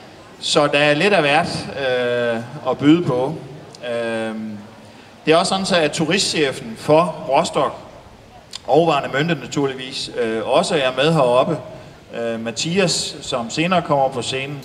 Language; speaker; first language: Danish; native; Danish